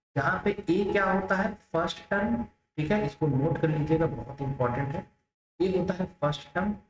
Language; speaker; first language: Hindi; native; Hindi